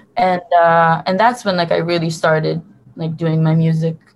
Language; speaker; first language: English; early bilingual, other home language; Hebrew